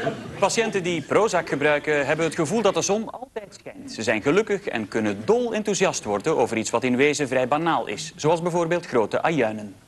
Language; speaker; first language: Dutch; native; Dutch